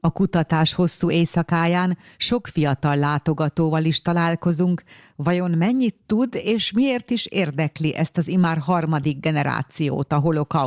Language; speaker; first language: Hungarian; native; Hungarian